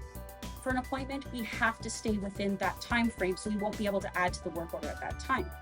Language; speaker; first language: English; native; English